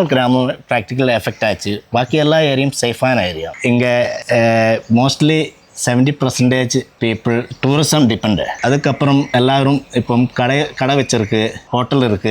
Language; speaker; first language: Tamil; non-native, learner; Malayalam